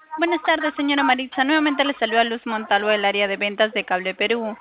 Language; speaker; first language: Spanish; native; Spanish